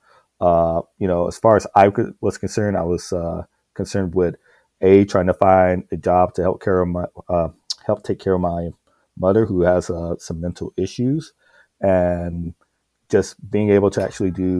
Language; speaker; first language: English; native; English